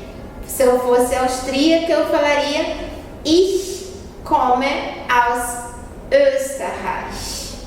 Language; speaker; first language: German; non-native, fluent; Portuguese